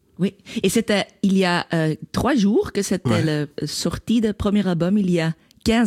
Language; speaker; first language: French; non-native, local second language; Dutch